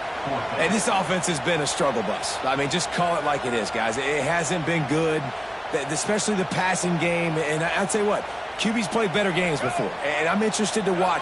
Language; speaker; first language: English; native; English